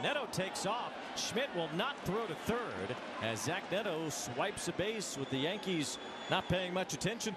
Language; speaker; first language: English; native; English